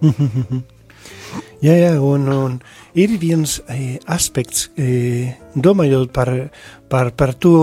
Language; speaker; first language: Latvian; non-native, fluent; Spanish